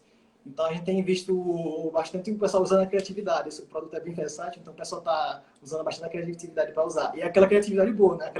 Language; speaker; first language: Portuguese; native; Portuguese